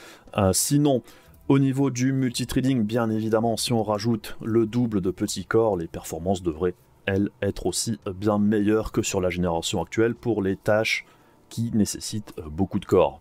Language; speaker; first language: French; native; French